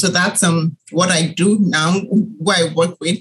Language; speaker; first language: English; non-native, local second language; Yoruba